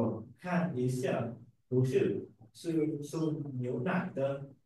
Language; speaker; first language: Chinese; non-native, learner; Vietnamese